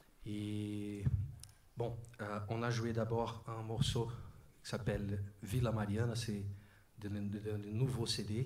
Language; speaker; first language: French; non-native, learner; Portuguese